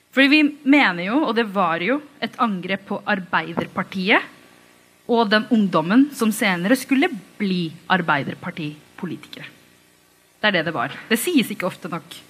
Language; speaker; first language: Norwegian; early bilingual, other home language; Tamil